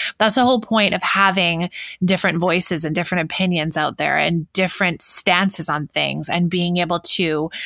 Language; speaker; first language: English; native; English